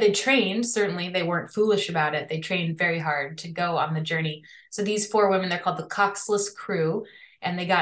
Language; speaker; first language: English; native; English